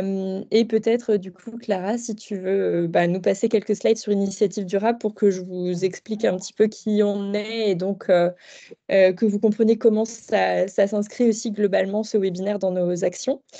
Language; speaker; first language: French; native; French